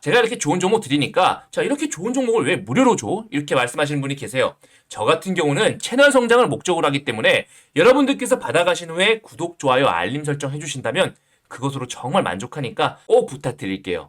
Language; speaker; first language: Korean; native; Korean